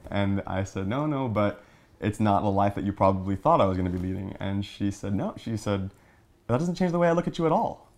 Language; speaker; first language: English; native; English